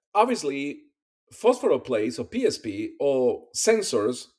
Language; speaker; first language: English; non-native, fluent; Spanish